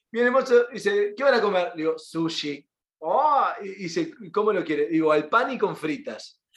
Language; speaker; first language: Spanish; native; Spanish